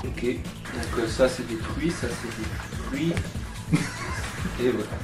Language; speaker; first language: French; native; French